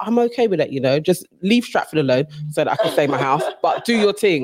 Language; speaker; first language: English; native; English